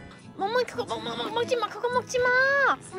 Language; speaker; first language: Korean; non-native, learner; Hindi